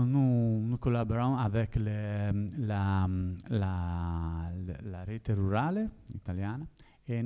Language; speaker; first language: French; non-native, learner; Italian